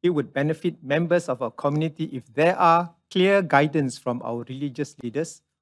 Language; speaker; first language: English; non-native, local second language; Malay